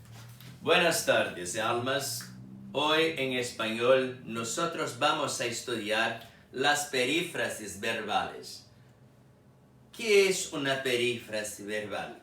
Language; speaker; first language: Spanish; non-native, fluent; Portuguese